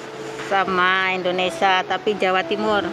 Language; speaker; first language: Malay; non-native, local second language; Javanese